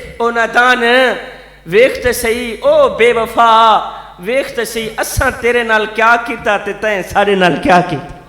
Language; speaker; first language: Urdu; non-native, local second language; Saraiki